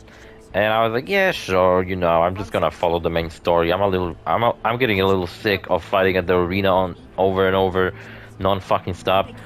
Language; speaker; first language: English; non-native, fluent; Polish